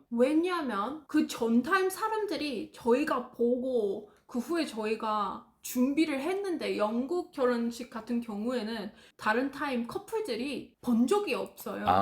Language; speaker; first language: Korean; non-native, fluent; English